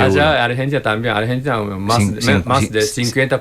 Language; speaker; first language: Spanish; non-native, learner; Japanese